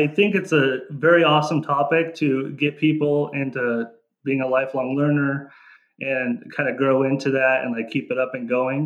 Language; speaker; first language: English; native; English